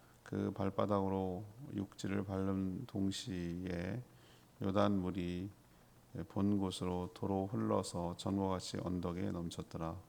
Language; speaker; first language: Korean; native; Korean